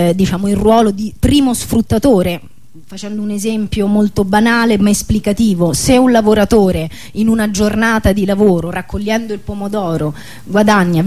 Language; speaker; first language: Italian; native; Italian